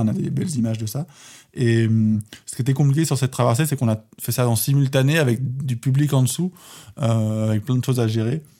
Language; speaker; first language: French; native; French